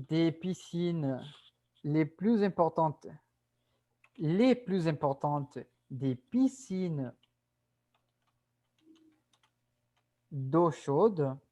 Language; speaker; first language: French; non-native, fluent; Spanish